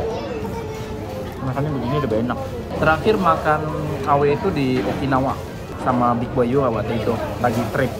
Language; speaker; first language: Indonesian; native; Indonesian